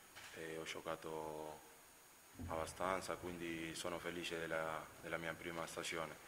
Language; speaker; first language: Italian; non-native, fluent; Spanish